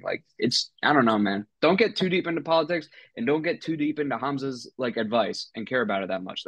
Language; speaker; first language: English; native; English